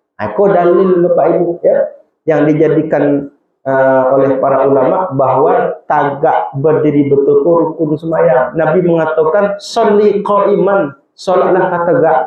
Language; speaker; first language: Malay; non-native, local second language; Minangkabau